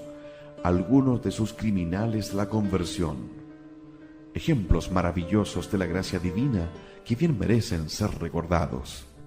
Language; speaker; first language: Spanish; native; Spanish